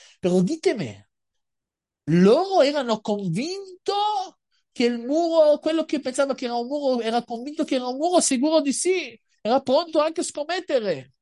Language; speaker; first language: Italian; non-native, fluent; Hebrew